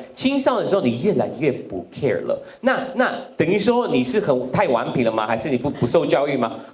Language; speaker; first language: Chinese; non-native, fluent; English